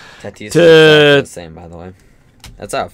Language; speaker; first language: English; native; English